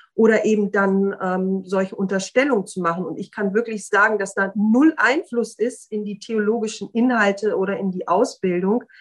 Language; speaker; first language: German; native; German